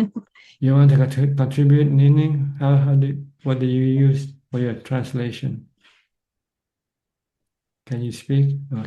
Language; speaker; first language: English; non-native, fluent; Thai